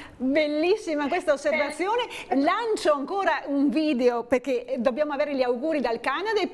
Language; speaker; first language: Italian; native; Italian